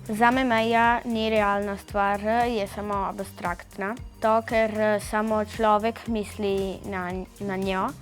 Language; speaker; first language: Slovenian; non-native, local second language; Italian